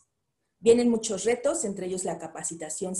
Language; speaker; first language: Spanish; native; Spanish